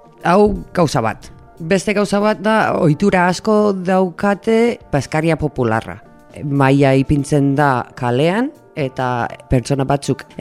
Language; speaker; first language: Basque; non-native, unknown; English